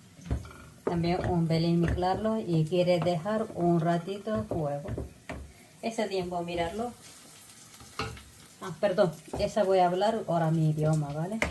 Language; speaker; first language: Spanish; non-native, learner; Malayalam